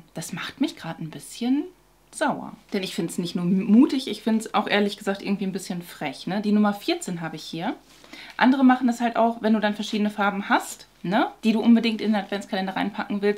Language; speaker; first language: German; native; German